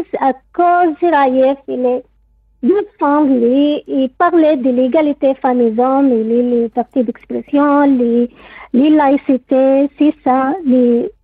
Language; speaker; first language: French; non-native, learner; Arabic